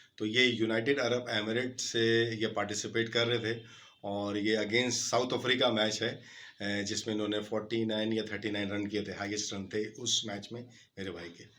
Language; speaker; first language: Urdu; native; Urdu